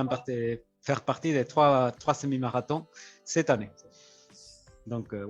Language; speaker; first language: French; non-native, fluent; Spanish